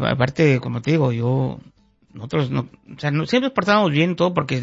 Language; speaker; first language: Spanish; native; Spanish